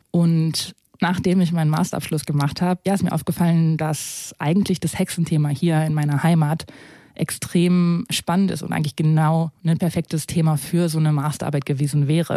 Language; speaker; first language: German; native; German